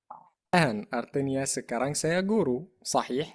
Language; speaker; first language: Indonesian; non-native, fluent; Arabic